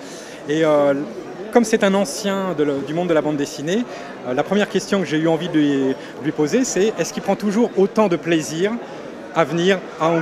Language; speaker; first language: French; native; French